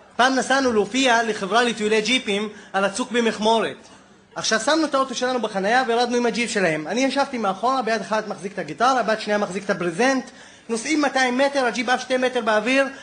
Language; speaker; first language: Hebrew; non-native, local second language; Arabic